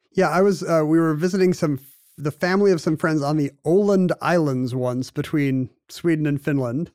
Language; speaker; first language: English; native; English